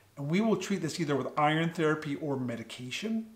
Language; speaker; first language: English; native; English